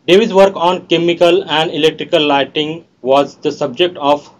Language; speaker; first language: English; non-native, local second language; Marathi